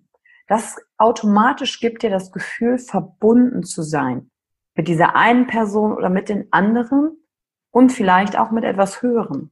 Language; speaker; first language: German; native; German